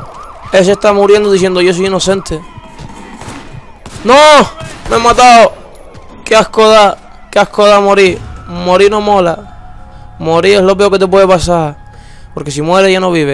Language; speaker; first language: Spanish; native; Spanish